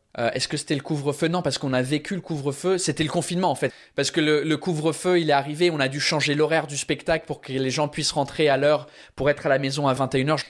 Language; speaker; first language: French; early bilingual, other home language; English